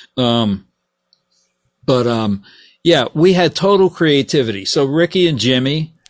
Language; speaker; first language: English; native; English